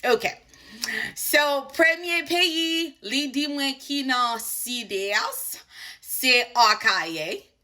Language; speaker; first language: Haitian Creole; non-native, learner; English